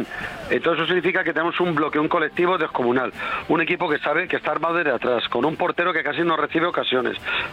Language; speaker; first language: Spanish; native; Spanish